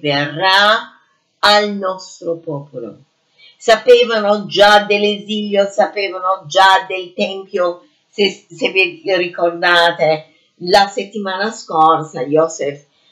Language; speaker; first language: Italian; non-native, fluent; English